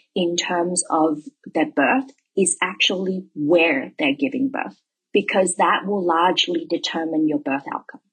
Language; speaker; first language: English; native; English